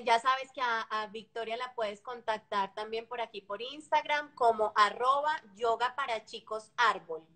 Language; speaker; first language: Spanish; native; Spanish